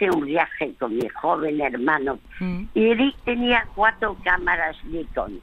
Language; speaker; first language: Spanish; early bilingual, other home language; French